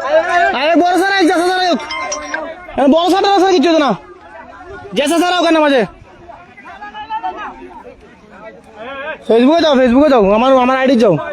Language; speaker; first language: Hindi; non-native, learner; Bangla